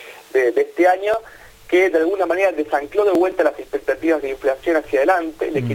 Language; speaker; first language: Spanish; native; Spanish